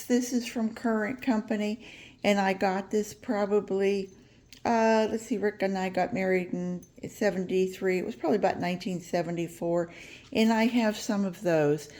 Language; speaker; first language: English; native; English